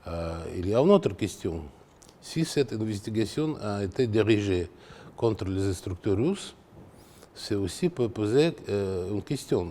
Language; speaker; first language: French; non-native, fluent; Russian